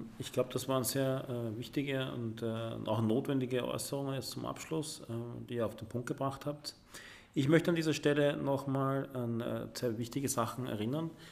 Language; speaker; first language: German; native; German